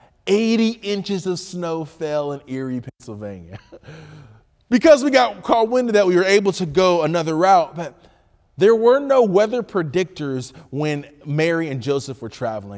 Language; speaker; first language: English; native; English